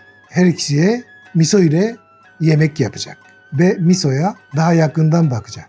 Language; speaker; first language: Turkish; non-native, learner; Japanese